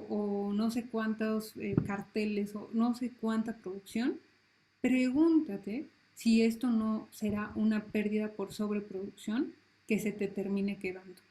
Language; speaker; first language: Spanish; native; Spanish